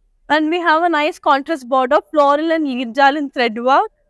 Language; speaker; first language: English; non-native, local second language; Telugu